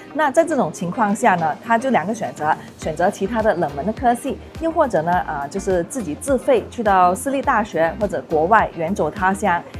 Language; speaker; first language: Chinese; native; Chinese